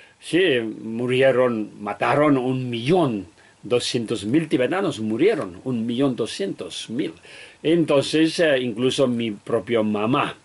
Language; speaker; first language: Spanish; non-native, learner; Tibetan